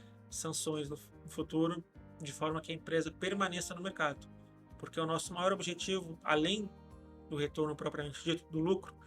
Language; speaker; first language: Portuguese; native; Portuguese